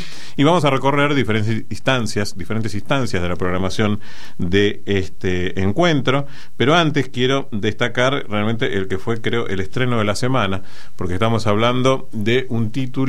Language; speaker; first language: Spanish; native; Spanish